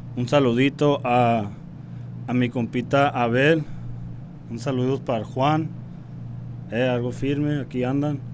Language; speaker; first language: Spanish; early bilingual, heritage; Spanish